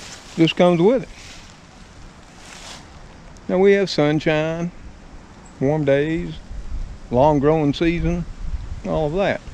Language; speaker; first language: English; native; English